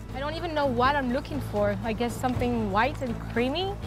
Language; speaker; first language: English; non-native, fluent; Arabic